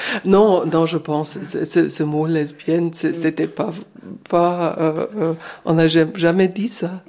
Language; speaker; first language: French; non-native, fluent; German